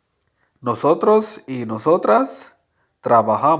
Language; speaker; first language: Spanish; non-native, fluent; Urdu